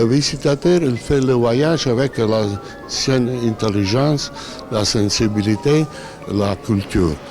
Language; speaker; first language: French; non-native, learner; Italian